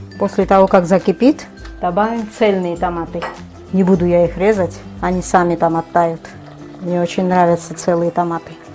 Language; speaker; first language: Russian; non-native, local second language; Georgian